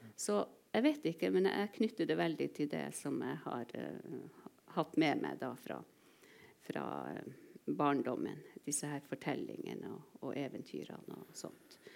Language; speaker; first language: Norwegian; non-native, local second language; Northern Sami